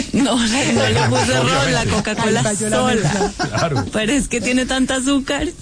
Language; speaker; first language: Spanish; native; Spanish